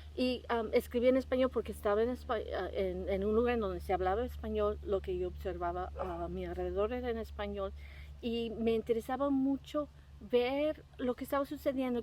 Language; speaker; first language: Spanish; non-native, fluent; English